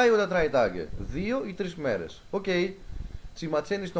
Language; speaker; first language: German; non-native, fluent; Greek